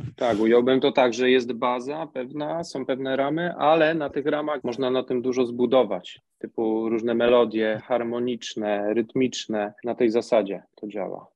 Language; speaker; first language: Polish; native; Polish